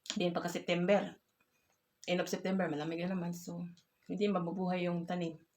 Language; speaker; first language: Filipino; non-native, local second language; Cebuano